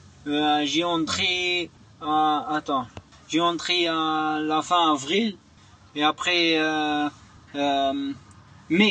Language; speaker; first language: French; non-native, learner; Arabic